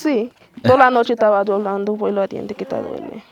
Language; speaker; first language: Spanish; non-native, learner; Haitian Creole